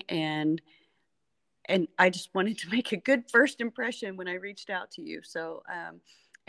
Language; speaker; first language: English; native; English